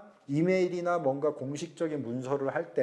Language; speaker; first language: Korean; native; Korean